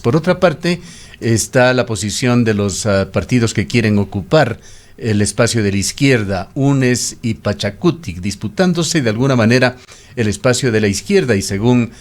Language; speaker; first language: Spanish; native; Spanish